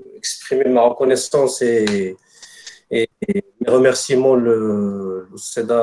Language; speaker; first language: French; non-native, local second language; Arabic